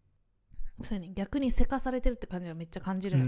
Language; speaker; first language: Japanese; native; Japanese